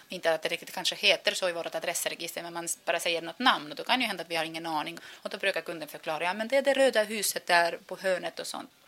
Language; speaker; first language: Swedish; non-native, fluent; Estonian